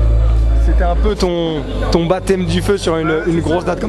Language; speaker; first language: French; native; French